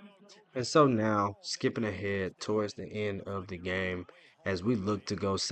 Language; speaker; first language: English; native; English